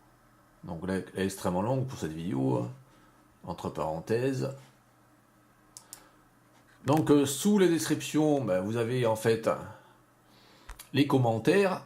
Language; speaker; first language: French; native; French